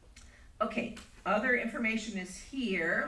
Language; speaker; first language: English; native; English